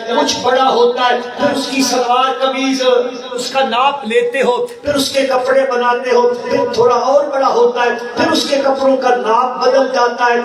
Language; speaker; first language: Urdu; non-native, local second language; Punjabi